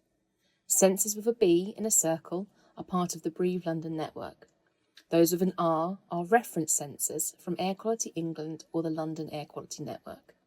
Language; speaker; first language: English; native; English